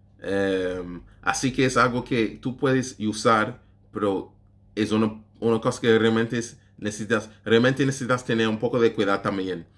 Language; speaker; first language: Spanish; non-native, learner; English